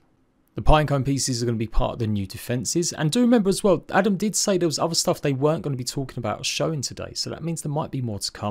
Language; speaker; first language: English; native; English